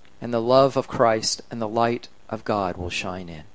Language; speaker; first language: English; native; English